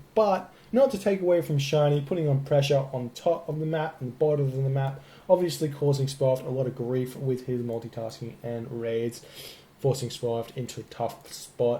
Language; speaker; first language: English; native; English